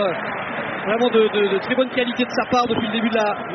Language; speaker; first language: French; native; French